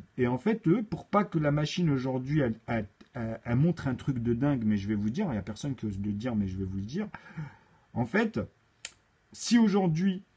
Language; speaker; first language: French; native; French